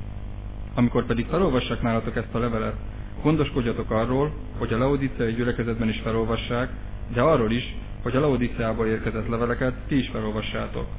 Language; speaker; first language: Hungarian; native; Hungarian